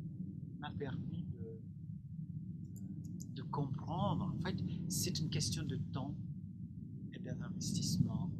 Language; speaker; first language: French; non-native, fluent; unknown